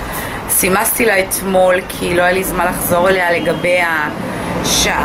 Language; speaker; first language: Hebrew; native; Hebrew